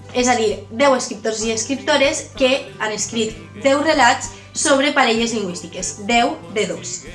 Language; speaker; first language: Catalan; native; Catalan